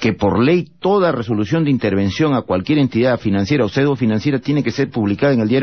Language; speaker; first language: Spanish; native; Spanish